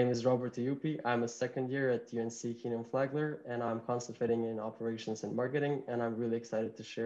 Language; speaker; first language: English; non-native, fluent; Albanian